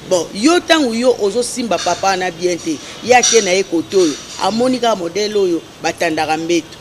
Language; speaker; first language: Lingala; native; Lingala